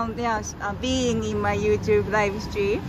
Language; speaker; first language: English; non-native, fluent; Japanese